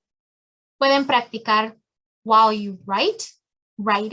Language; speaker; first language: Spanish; early bilingual, heritage; Spanish